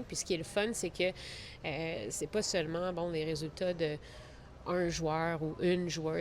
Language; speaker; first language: French; native; French